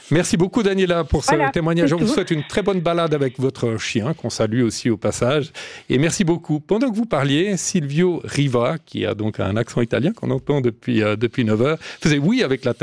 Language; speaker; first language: French; native; French